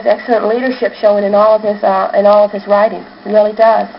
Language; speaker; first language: English; native; English